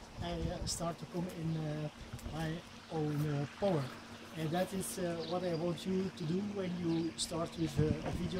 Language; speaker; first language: English; non-native, fluent; Dutch